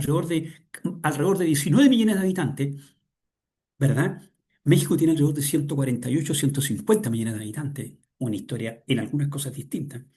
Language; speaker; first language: Spanish; native; Spanish